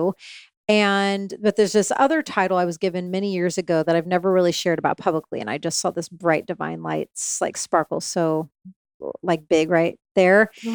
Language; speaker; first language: English; native; English